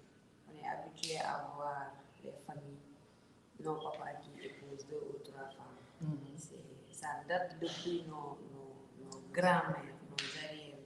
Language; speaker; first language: French; non-native, local second language; Wolof